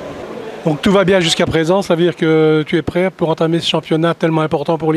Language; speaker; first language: French; native; French